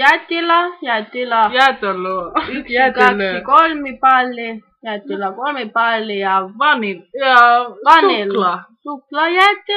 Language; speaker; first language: Finnish; non-native, learner; Estonian